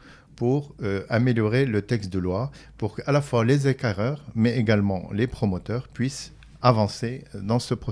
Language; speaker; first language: French; non-native, local second language; Arabic